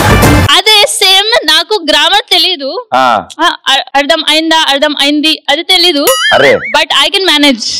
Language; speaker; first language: Telugu; non-native, local second language; Hindi